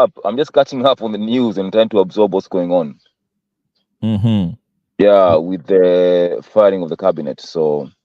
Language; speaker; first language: English; non-native, local second language; Swahili